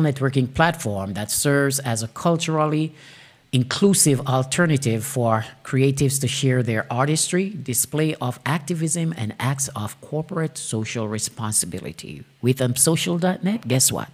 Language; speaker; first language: English; non-native, local second language; Jamaican Creole English